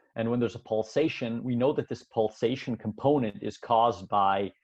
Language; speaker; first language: English; native; English